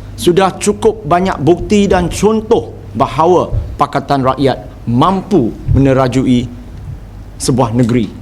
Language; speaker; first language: Malay; non-native, local second language; Chinese